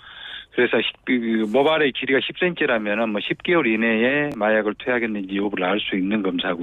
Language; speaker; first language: Korean; native; Korean